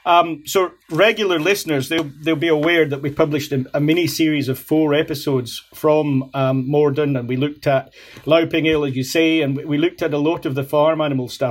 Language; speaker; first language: English; native; English